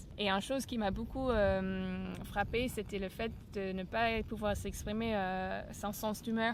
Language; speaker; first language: French; non-native, fluent; English